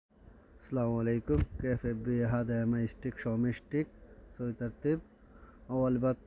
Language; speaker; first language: Arabic; non-native, learner; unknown